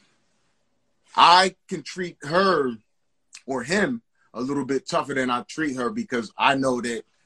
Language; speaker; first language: English; native; English